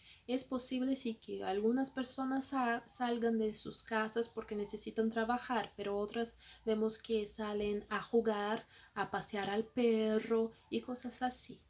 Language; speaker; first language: Spanish; non-native, fluent; Portuguese